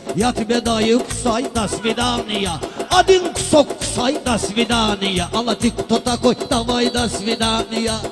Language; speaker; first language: Russian; non-native, learner; Talysh